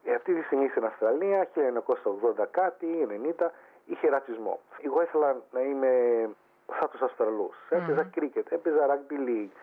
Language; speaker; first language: Greek; early bilingual, heritage; Greek